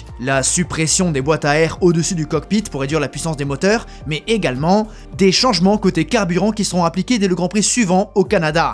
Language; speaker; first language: French; native; French